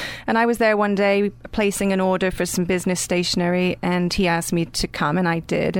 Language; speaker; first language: English; native; English